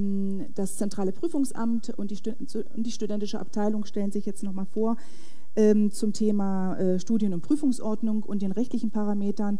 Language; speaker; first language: German; native; German